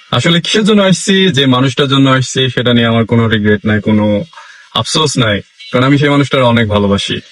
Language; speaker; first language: Bangla; early bilingual, heritage; Bangla